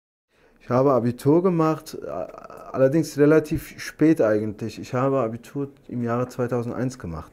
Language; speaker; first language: German; non-native, fluent; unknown